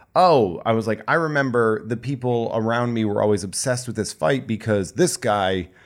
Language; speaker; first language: English; native; English